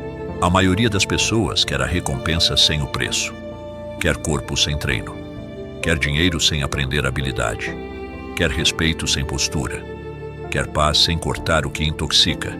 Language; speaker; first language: Portuguese; native; Portuguese